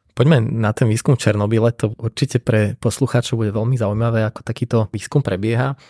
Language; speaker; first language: Slovak; native; Slovak